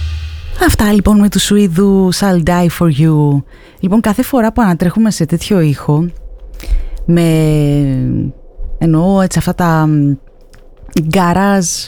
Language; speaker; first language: Greek; native; Greek